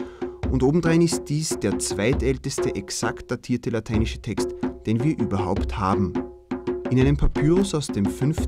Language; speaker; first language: German; native; German